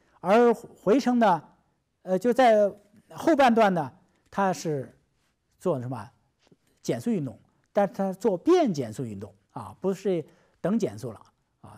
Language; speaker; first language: Chinese; native; Chinese